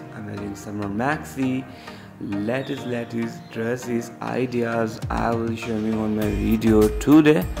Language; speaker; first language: English; non-native, learner; Urdu